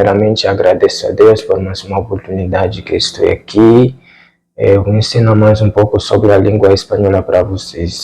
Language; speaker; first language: Portuguese; non-native, fluent; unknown